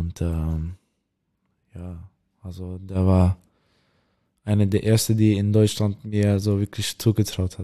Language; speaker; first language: German; non-native, learner; Dutch